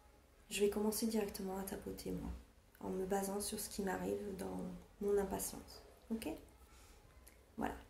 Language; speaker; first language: French; non-native, fluent; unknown